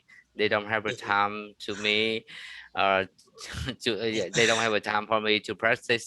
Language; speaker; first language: English; non-native, learner; Vietnamese